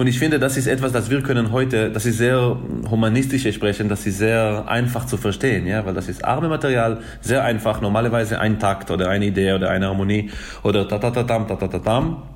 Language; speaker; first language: German; non-native, fluent; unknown